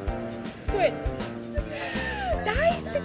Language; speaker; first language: Japanese; non-native, learner; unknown